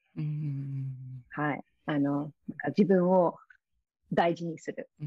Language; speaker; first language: Japanese; non-native, fluent; English